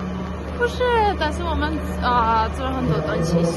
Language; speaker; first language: Chinese; non-native, learner; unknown